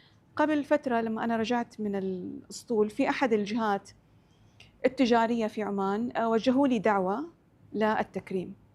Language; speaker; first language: Arabic; native; Arabic